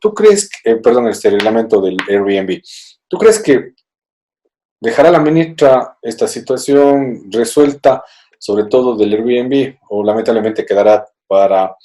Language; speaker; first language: Spanish; native; Spanish